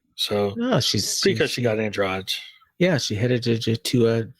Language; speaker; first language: English; native; English